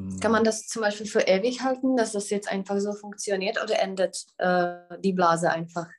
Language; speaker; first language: German; non-native, fluent; Czech